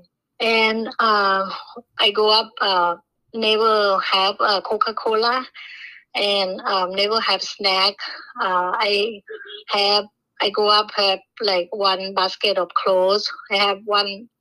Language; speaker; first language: English; non-native, learner; Thai